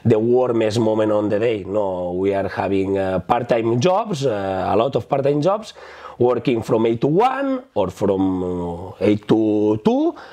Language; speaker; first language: English; non-native, fluent; Spanish